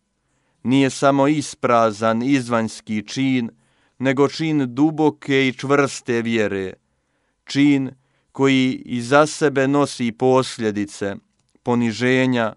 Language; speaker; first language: Croatian; native; Croatian